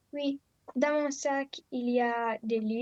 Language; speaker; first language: French; non-native, learner; Romanian